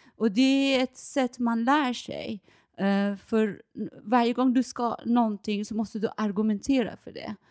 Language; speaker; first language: Swedish; non-native, fluent; Persian